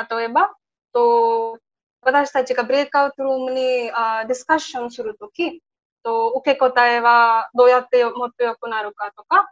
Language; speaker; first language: Japanese; non-native, learner; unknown